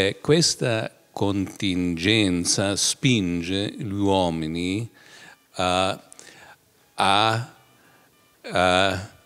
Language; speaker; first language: Italian; non-native, fluent; German